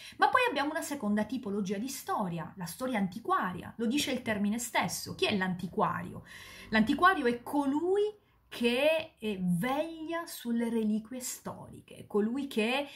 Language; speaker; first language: Italian; native; Italian